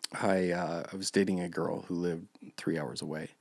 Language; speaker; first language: English; native; English